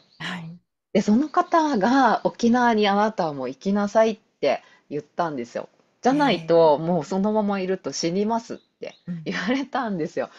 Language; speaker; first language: Japanese; native; Japanese